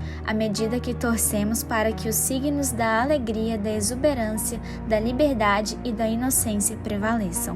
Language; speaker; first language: Portuguese; native; Portuguese